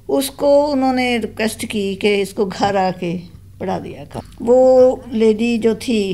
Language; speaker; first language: Hindi; non-native, local second language; Punjabi